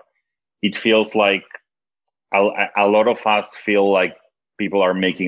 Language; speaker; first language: English; non-native, fluent; Spanish